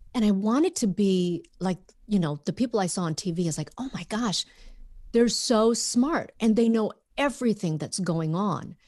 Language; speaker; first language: English; native; English